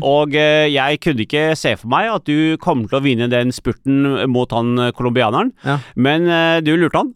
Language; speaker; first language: Norwegian; early bilingual, other home language; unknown